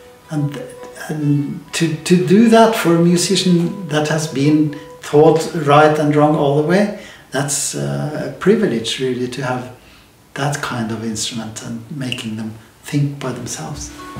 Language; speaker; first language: English; non-native, fluent; Norwegian